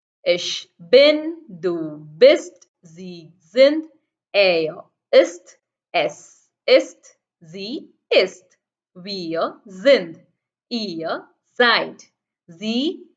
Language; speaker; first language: German; non-native, fluent; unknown